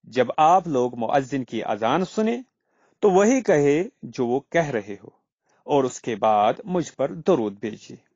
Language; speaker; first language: Urdu; non-native, local second language; Kashmiri